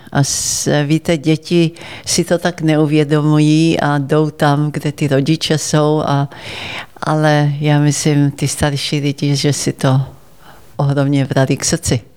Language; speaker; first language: Czech; early bilingual, heritage; Czech